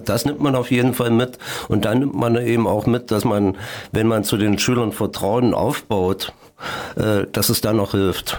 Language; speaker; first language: German; native; German